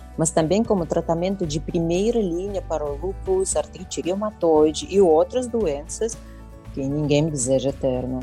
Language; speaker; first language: Portuguese; non-native, fluent; Russian